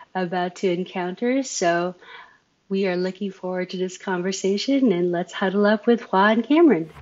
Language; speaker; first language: English; native; English